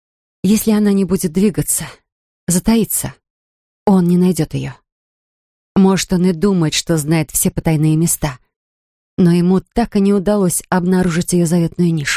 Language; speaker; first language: Russian; native; Russian